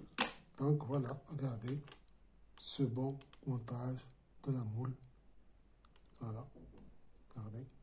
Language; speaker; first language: French; non-native, local second language; Arabic